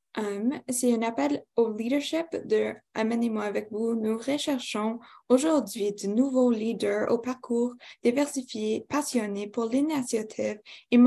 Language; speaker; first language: French; non-native, local second language; English